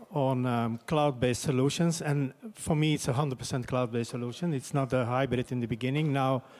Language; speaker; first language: English; non-native, fluent; Dutch